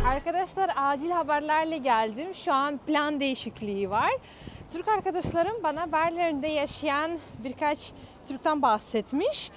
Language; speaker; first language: Turkish; non-native, fluent; Russian